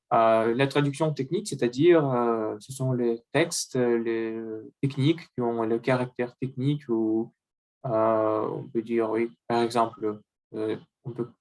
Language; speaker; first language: French; non-native, learner; Russian